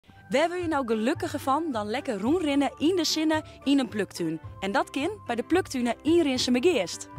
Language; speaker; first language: Dutch; non-native, local second language; Western Frisian